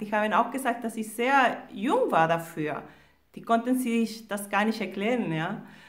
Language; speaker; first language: German; non-native, fluent; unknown